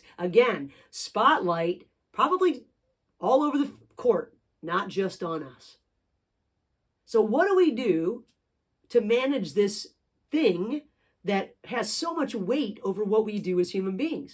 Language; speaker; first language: English; native; English